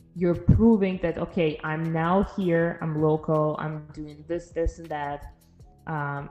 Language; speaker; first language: English; non-native, fluent; Russian